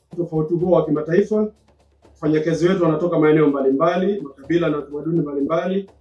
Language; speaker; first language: Swahili; non-native, local second language; Sukuma